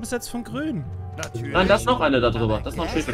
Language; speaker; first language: German; native; German